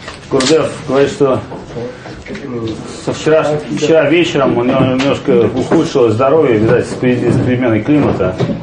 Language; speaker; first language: Russian; native; Russian